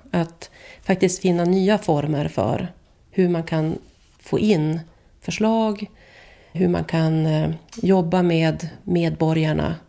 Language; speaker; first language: Swedish; native; Swedish